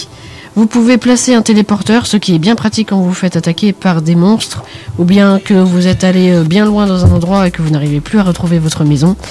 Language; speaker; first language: French; native; French